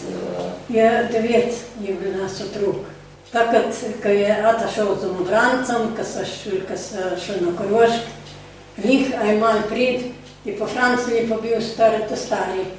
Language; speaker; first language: Slovenian; native; Slovenian